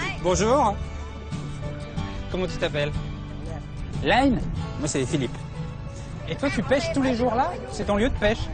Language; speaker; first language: French; native; French